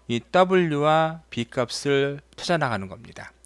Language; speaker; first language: Korean; native; Korean